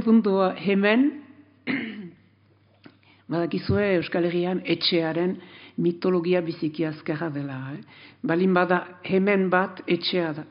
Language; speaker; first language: Basque; native; Basque